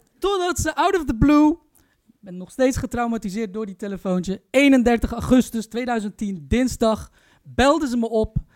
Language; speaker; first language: Dutch; early bilingual, other home language; Turkish